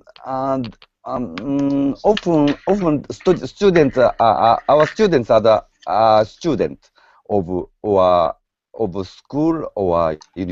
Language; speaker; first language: English; non-native, learner; Japanese